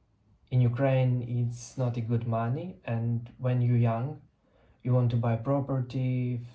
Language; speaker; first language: English; non-native, learner; Russian